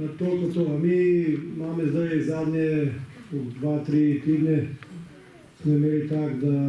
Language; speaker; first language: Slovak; non-native, learner; Slovenian